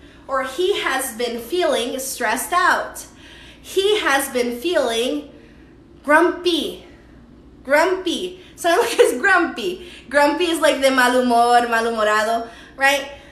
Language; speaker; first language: English; early bilingual, other home language; Spanish